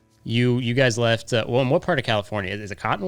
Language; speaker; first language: English; native; English